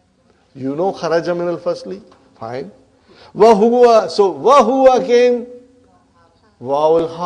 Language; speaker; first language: Arabic; non-native, fluent; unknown